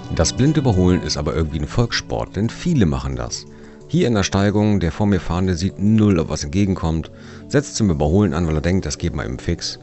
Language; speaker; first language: German; native; German